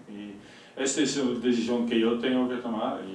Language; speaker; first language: Spanish; non-native, fluent; Dutch